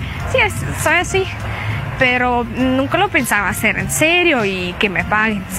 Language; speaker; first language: Spanish; non-native, fluent; Russian